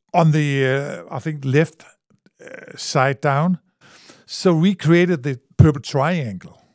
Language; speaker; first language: English; non-native, fluent; Danish